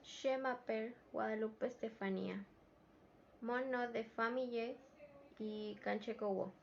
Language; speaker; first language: French; non-native, learner; Spanish